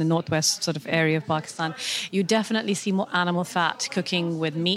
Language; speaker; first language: English; non-native, local second language; Urdu